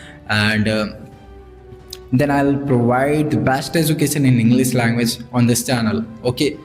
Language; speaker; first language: English; non-native, learner; Bhojpuri